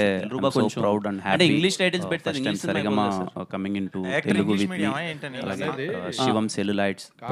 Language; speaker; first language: Telugu; native; Telugu